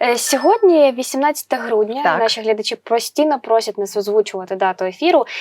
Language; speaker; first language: Ukrainian; native; Ukrainian